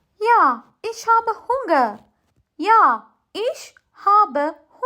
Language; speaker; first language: German; non-native, learner; Sinhala